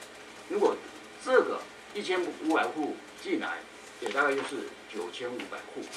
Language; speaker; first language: Chinese; native; Chinese